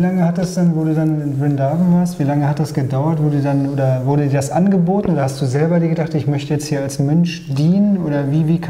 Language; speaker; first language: German; native; German